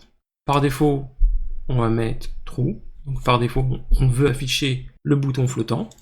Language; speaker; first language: French; native; French